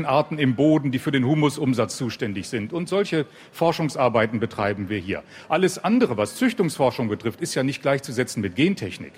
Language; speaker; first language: German; native; German